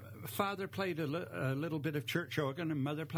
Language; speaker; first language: English; native; English